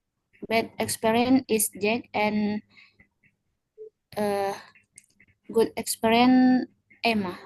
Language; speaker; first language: English; non-native, learner; Indonesian